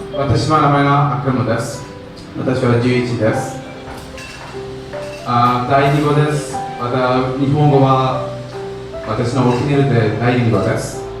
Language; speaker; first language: Japanese; non-native, learner; Tamil